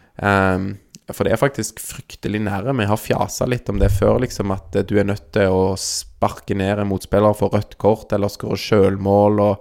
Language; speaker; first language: Norwegian; native; Norwegian